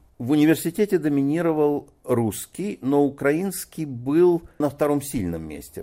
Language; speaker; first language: Russian; native; Russian